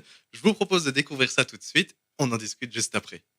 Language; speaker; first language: French; native; French